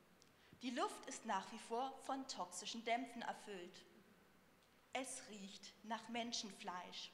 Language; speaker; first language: German; native; German